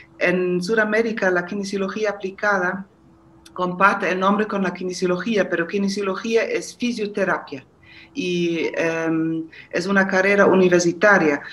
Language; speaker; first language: Spanish; non-native, fluent; German